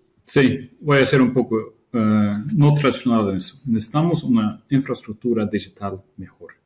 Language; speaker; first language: Spanish; non-native, fluent; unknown